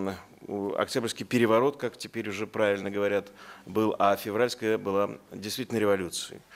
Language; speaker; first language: Russian; native; Russian